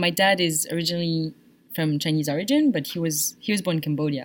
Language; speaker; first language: English; non-native, fluent; French